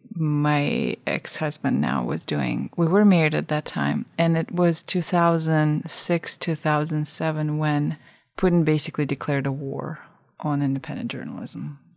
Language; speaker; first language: English; non-native, fluent; Russian